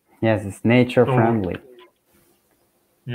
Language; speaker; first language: English; non-native, learner; Turkish